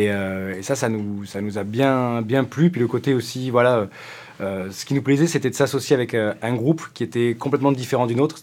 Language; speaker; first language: French; native; French